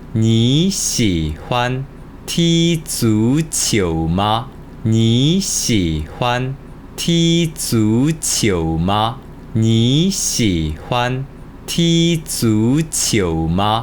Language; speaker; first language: Chinese; non-native, fluent; Korean